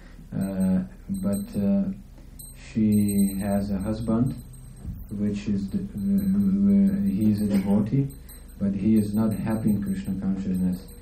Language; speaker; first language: English; non-native, fluent; Lithuanian